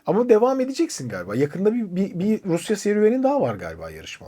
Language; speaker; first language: Turkish; native; Turkish